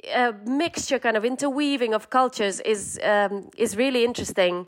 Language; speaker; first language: English; non-native, fluent; Russian